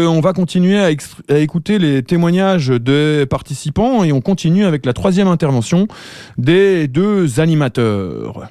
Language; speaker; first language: French; native; French